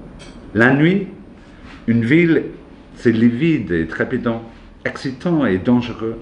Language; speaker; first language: French; non-native, fluent; English